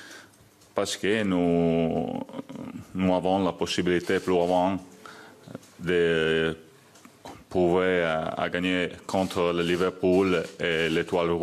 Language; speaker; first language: French; non-native, learner; Italian